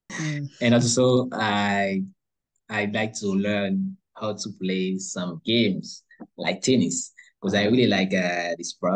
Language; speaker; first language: English; non-native, learner; Haitian Creole